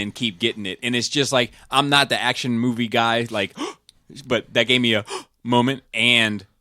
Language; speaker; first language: English; native; English